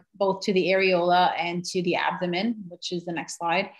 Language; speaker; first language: English; native; English